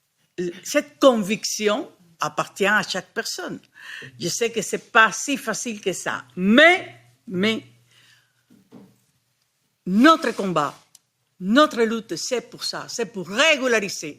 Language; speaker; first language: French; non-native, fluent; Spanish